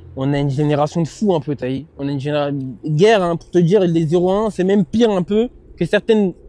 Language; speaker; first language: French; native; French